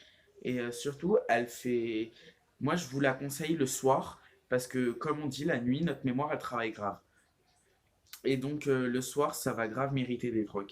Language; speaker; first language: French; native; French